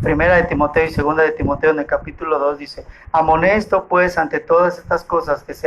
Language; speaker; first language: Spanish; native; Spanish